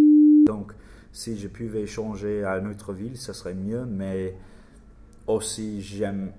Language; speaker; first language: French; non-native, learner; English